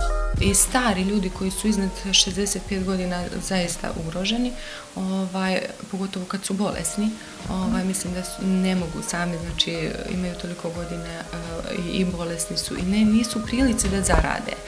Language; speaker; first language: Serbian; native; Serbian